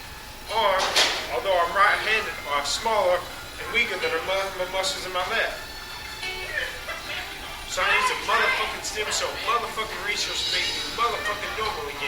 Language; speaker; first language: English; native; English